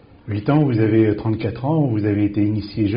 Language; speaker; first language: French; native; French